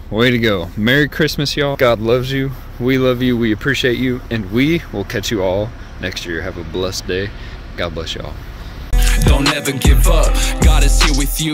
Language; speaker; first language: English; native; English